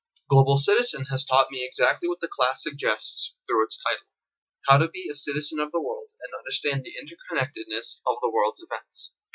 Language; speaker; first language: English; early bilingual, other home language; Polish